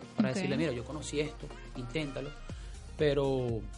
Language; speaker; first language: Spanish; native; Spanish